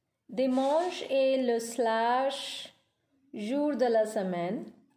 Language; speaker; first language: French; non-native, learner; Punjabi